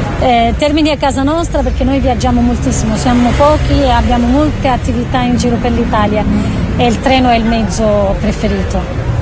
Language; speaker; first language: Italian; non-native, fluent; Arabic